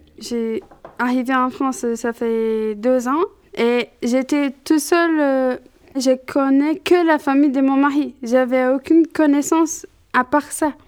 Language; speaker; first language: French; non-native, learner; Portuguese